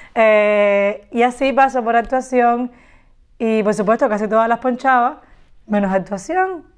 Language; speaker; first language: Spanish; native; Spanish